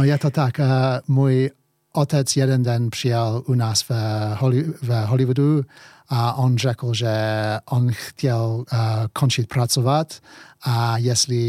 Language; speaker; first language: Czech; early bilingual, heritage; English